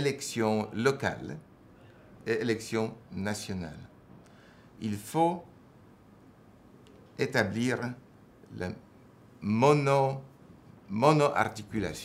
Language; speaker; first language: French; non-native, fluent; Polish